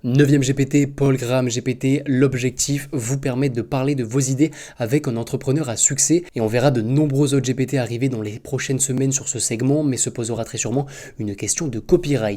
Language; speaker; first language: French; native; French